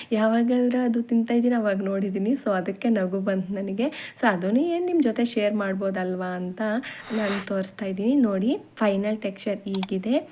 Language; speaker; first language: Kannada; non-native, local second language; Telugu